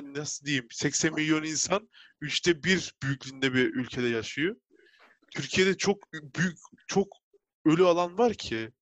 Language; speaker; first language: Turkish; early bilingual, heritage; Turkish